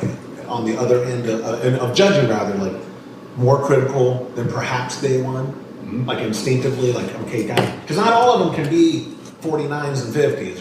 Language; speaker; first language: English; native; English